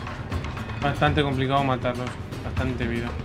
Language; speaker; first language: Spanish; native; Spanish